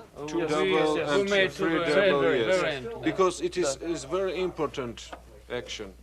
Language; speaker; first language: English; non-native, learner; Russian